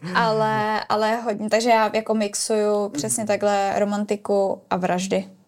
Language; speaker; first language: Czech; native; Czech